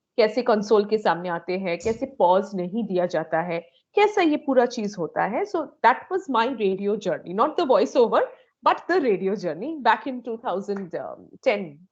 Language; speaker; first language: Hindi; non-native, local second language; Bangla